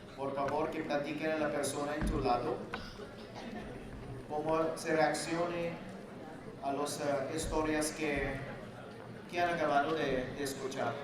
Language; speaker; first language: Spanish; early bilingual, heritage; Spanish